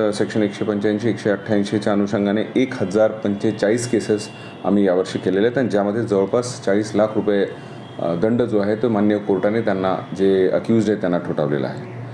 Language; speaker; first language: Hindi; non-native, local second language; Marathi